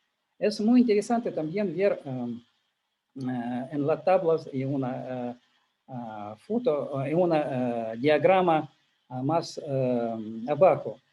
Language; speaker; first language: Spanish; non-native, learner; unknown